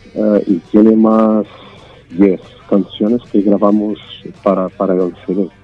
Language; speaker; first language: Spanish; non-native, learner; Portuguese